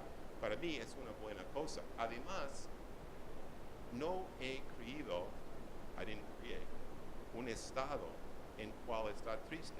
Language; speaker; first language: Spanish; non-native, learner; English